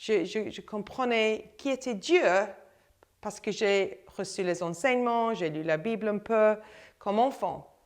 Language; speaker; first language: French; non-native, fluent; English